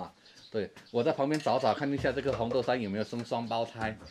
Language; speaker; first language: Chinese; native; Chinese